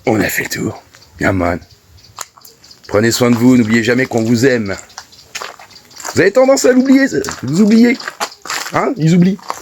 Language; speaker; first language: French; native; French